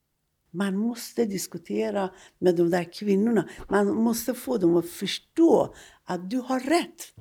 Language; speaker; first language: Swedish; non-native, fluent; Persian